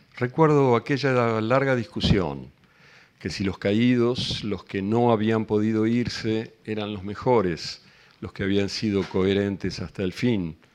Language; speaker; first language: Spanish; native; Spanish